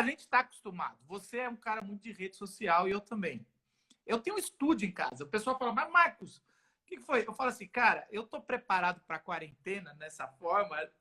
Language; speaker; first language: Portuguese; native; Portuguese